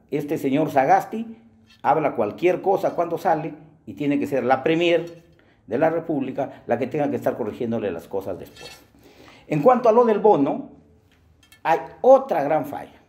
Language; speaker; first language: Spanish; native; Spanish